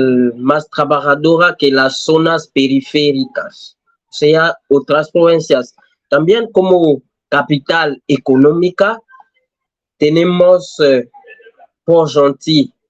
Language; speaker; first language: Spanish; non-native, learner; French